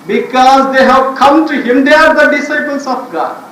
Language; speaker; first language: English; non-native, local second language; Telugu